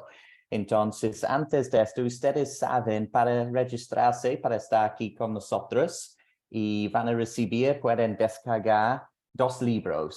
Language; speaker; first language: Spanish; non-native, fluent; English